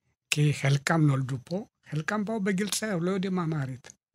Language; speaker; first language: Hebrew; non-native, fluent; Amharic